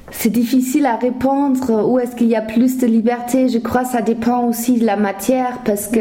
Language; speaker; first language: French; non-native, fluent; German